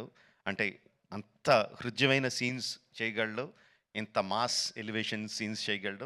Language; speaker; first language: Telugu; native; Telugu